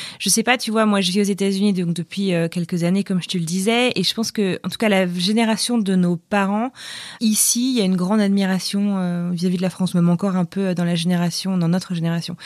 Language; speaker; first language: French; native; French